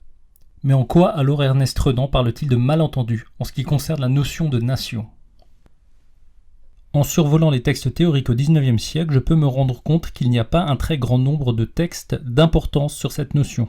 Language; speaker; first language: French; native; French